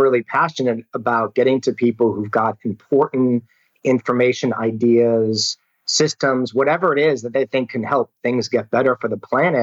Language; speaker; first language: English; native; English